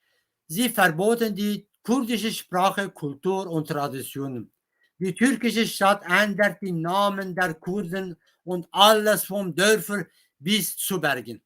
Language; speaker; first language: German; non-native, fluent; Kurdish